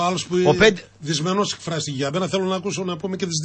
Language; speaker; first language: Greek; native; Greek